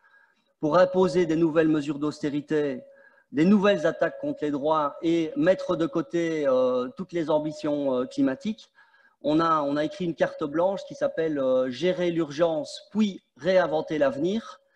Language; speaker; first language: French; native; French